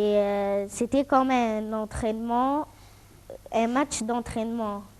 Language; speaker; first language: French; non-native, fluent; Arabic